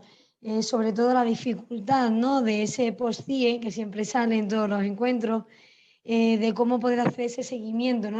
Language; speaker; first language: Spanish; native; Spanish